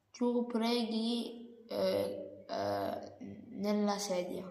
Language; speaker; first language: Italian; early bilingual, other home language; Bangla